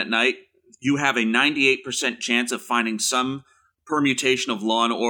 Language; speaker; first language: English; native; English